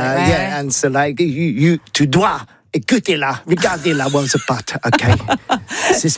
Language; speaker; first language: French; non-native, learner; English